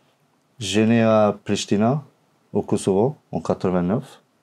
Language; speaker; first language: French; non-native, learner; Albanian